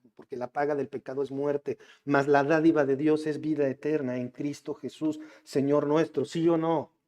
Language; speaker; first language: Spanish; native; Spanish